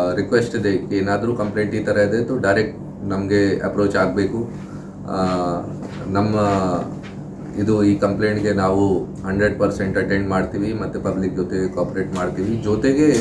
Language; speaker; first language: Kannada; non-native, local second language; Hindi